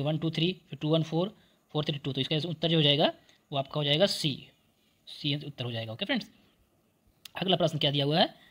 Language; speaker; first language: Hindi; native; Hindi